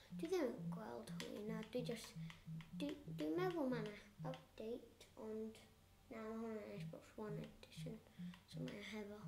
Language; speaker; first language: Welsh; non-native, local second language; English